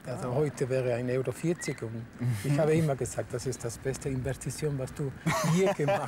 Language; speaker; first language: German; non-native, fluent; Spanish